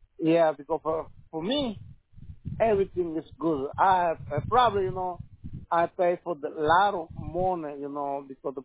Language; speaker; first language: English; non-native, learner; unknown